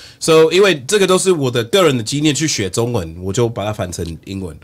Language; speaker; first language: Chinese; non-native, fluent; English